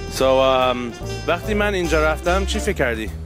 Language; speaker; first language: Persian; early bilingual, heritage; Persian